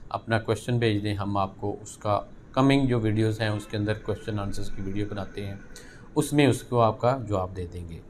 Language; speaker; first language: Urdu; non-native, local second language; Punjabi